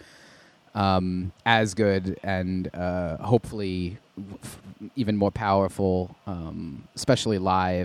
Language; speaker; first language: English; native; English